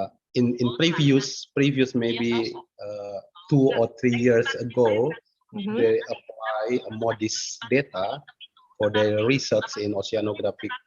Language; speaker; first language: English; non-native, fluent; Indonesian